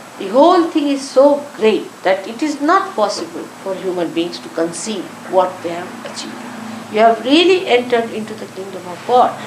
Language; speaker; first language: English; non-native, local second language; Marathi